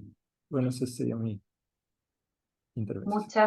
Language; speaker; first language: Spanish; native; Spanish